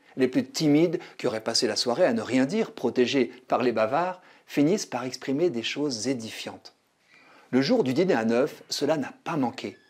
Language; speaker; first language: French; native; French